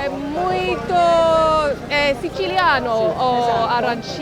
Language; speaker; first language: Italian; non-native, learner; English